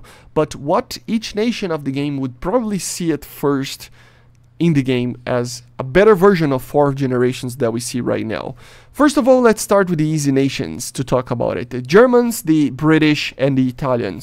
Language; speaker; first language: English; non-native, fluent; Portuguese